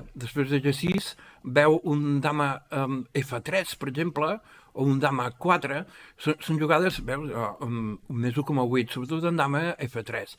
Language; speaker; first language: Catalan; native; Catalan